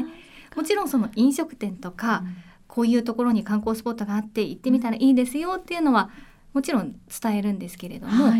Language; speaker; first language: Japanese; native; Japanese